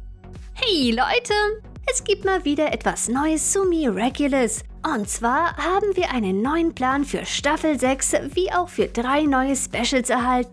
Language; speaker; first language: German; native; German